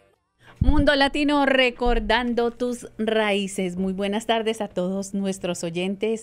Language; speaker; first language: Spanish; native; Spanish